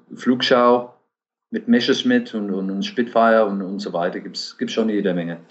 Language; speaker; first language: German; non-native, fluent; English